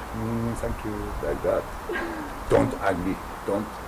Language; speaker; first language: English; non-native, learner; Japanese